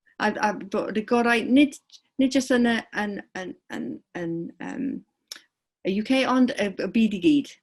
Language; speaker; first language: Welsh; non-native, fluent; English